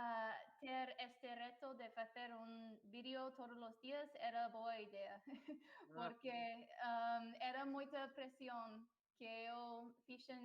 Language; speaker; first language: Spanish; non-native, fluent; English